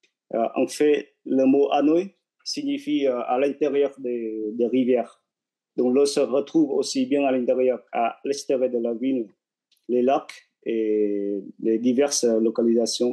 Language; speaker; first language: French; non-native, fluent; Vietnamese